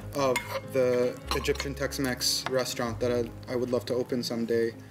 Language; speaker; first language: English; early bilingual, other home language; Arabic